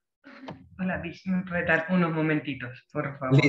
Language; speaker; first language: Spanish; native; Spanish